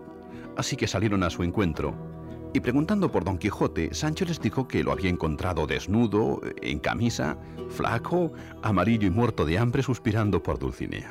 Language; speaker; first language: Spanish; native; Spanish